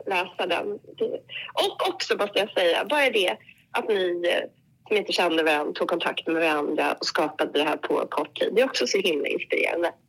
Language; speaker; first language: Swedish; native; Swedish